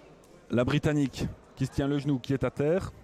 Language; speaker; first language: French; native; French